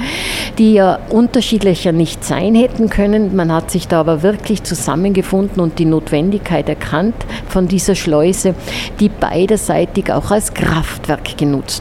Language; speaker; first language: German; native; German